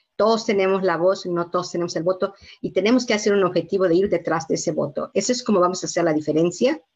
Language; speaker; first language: Spanish; native; Spanish